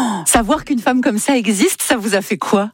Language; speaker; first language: French; native; French